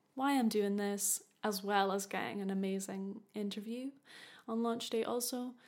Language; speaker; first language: English; native; English